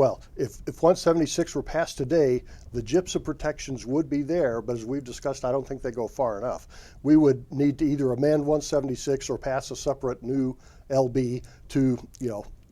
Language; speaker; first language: English; native; English